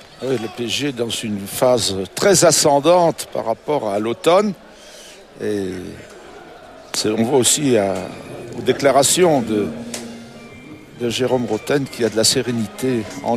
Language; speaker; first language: French; native; French